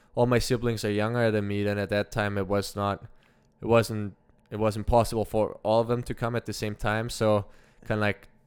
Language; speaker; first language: English; early bilingual, other home language; German